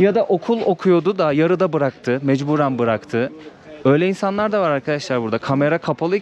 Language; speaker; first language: Turkish; native; Turkish